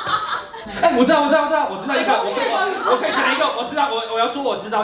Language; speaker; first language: Chinese; non-native, local second language; Cantonese